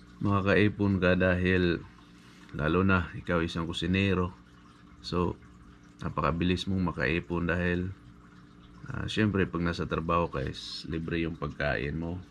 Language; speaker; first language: Filipino; non-native, local second language; Cebuano